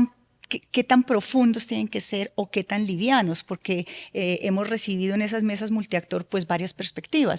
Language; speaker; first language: Spanish; native; Spanish